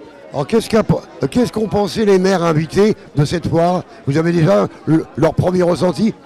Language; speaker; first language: French; native; French